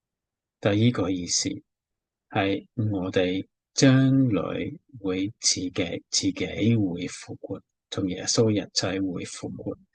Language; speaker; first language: Cantonese; non-native, fluent; English